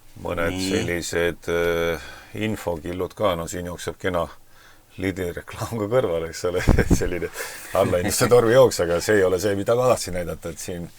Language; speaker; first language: Estonian; native; Estonian